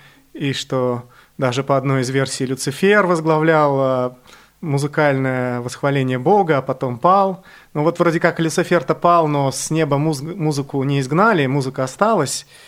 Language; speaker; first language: Russian; native; Russian